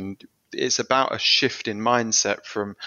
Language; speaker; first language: English; native; English